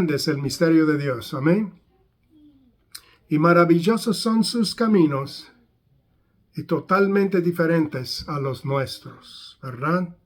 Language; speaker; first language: Spanish; non-native, fluent; English